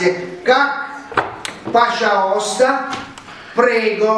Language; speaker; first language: Russian; non-native, learner; Italian